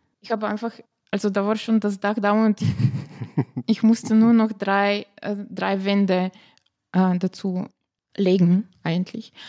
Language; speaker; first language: German; non-native, fluent; Slovenian